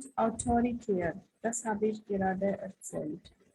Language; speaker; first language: German; non-native, fluent; Hindi